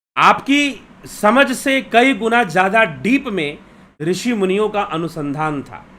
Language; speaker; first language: Hindi; native; Hindi